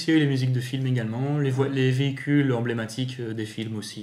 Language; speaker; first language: French; native; French